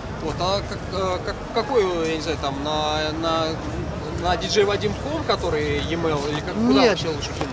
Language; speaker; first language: Russian; native; Russian